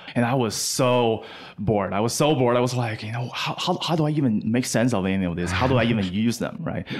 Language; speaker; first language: English; non-native, fluent; Chinese